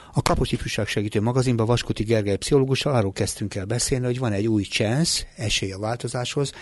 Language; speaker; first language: Hungarian; native; Hungarian